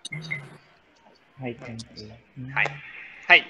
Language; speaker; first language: Japanese; native; Japanese